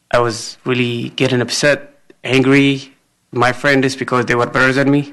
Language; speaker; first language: English; non-native, fluent; Amharic